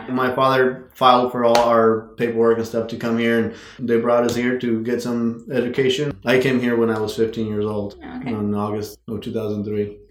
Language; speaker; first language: English; non-native, fluent; Spanish